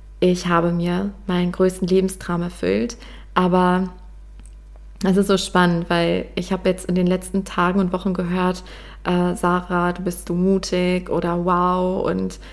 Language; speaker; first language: German; native; German